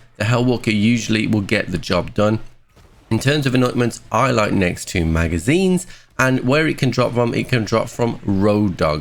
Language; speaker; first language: English; native; English